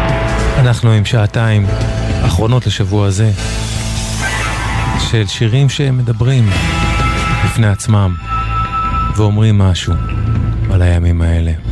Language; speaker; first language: Hebrew; native; Hebrew